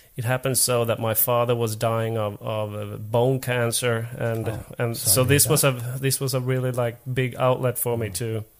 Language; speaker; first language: English; non-native, fluent; Swedish